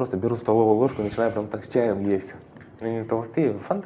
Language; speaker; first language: Russian; native; Russian